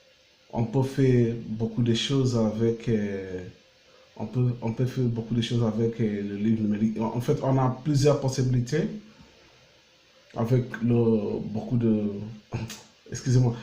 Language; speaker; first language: French; non-native, learner; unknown